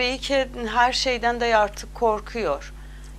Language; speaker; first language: Turkish; non-native, learner; Azerbaijani